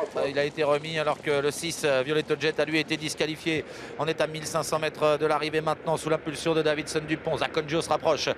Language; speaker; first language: French; native; French